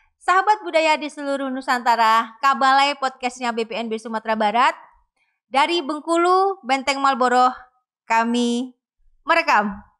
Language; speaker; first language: Indonesian; native; Indonesian